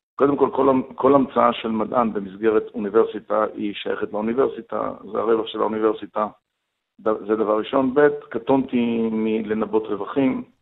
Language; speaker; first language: Hebrew; non-native, fluent; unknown